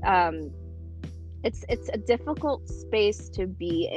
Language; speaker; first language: English; early bilingual, other home language; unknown